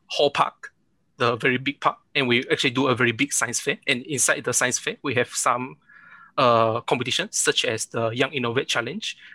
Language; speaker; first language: English; non-native, local second language; Chinese